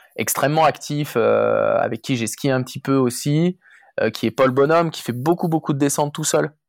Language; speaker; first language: French; native; French